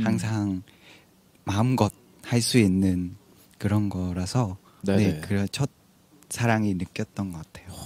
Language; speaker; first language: Korean; non-native, fluent; Vietnamese